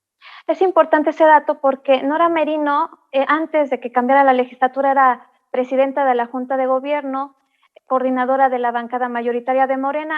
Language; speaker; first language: Spanish; native; Spanish